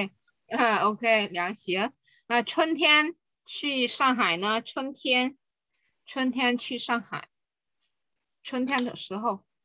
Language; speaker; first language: Chinese; non-native, fluent; Vietnamese